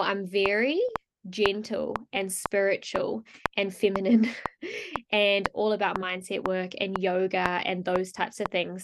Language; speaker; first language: English; native; English